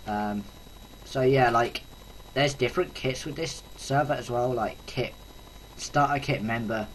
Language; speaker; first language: English; native; English